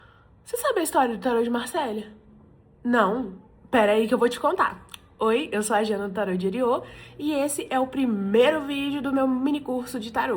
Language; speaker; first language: Portuguese; native; Portuguese